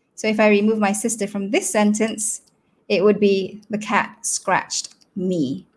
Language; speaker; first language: English; non-native, local second language; Malay